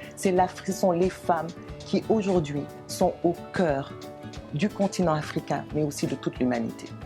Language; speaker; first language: French; non-native, local second language; Wolof